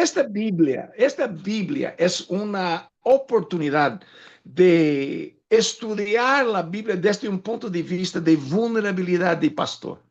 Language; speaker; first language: Spanish; non-native, fluent; English